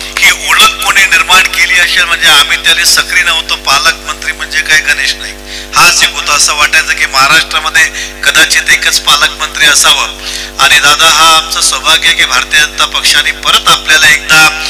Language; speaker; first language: Marathi; non-native, local second language; Gujarati